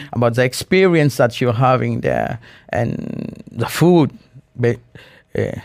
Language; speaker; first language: English; non-native, fluent; Morisyen